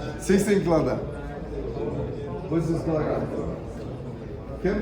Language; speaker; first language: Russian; non-native, local second language; Uzbek